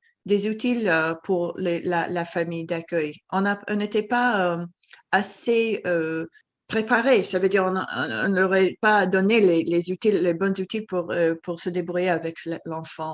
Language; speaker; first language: French; non-native, fluent; English